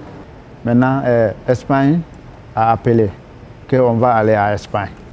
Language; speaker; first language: French; non-native, learner; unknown